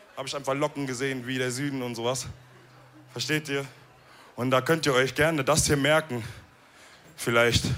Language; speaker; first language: German; early bilingual, other home language; Wolof